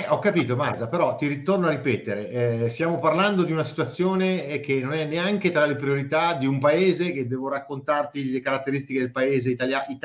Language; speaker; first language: Italian; native; Italian